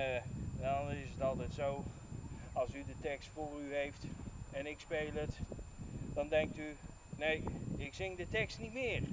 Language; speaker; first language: Dutch; native; Dutch